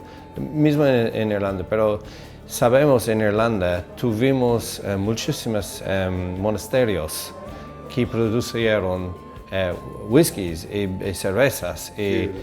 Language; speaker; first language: Spanish; non-native, fluent; English